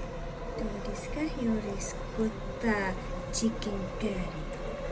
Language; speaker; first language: Japanese; non-native, fluent; Filipino